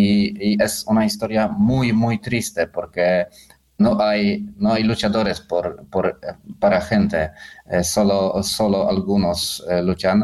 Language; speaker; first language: Spanish; non-native, fluent; Polish